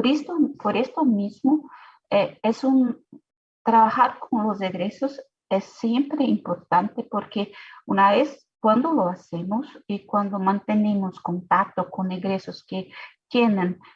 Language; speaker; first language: Spanish; non-native, fluent; Portuguese